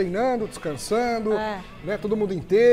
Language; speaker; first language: Portuguese; native; Portuguese